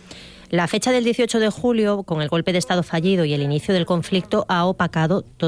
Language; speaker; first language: Spanish; native; Spanish